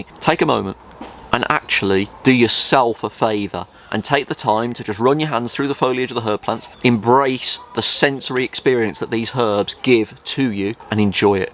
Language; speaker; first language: English; native; English